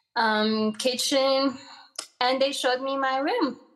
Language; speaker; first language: English; early bilingual, other home language; Arabic